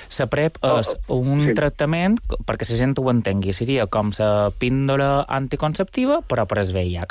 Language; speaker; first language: Catalan; native; Catalan